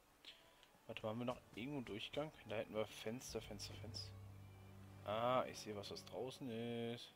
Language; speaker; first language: German; native; German